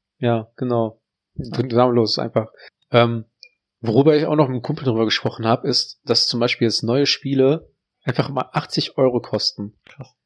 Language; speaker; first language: German; early bilingual, other home language; Russian